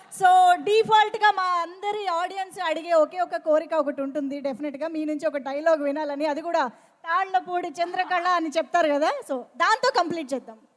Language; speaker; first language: Telugu; native; Telugu